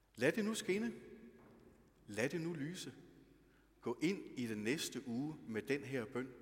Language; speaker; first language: Danish; native; Danish